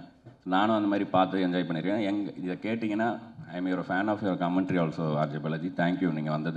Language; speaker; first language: Tamil; native; Tamil